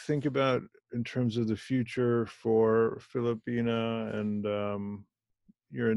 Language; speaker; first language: English; non-native, fluent; Hindi